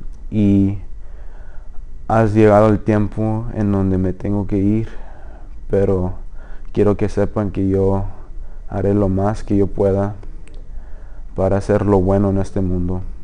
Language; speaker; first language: Spanish; early bilingual, heritage; Spanish